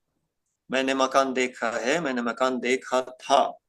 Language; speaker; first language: Hindi; non-native, fluent; Ukrainian